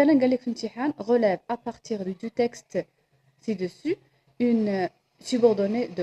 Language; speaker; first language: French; non-native, local second language; Arabic